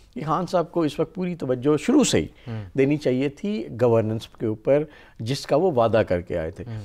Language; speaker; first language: Urdu; non-native, local second language; Punjabi